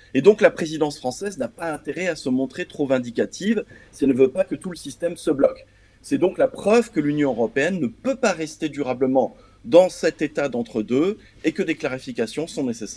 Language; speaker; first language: French; native; French